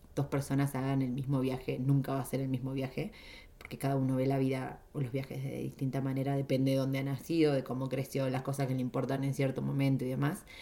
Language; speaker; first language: Spanish; native; Spanish